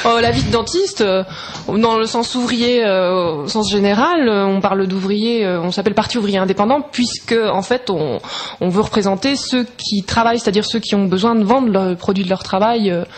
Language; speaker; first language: French; native; French